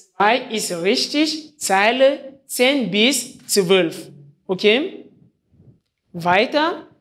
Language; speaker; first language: German; non-native, fluent; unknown